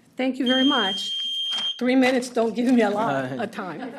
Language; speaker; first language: English; early bilingual, other home language; Spanish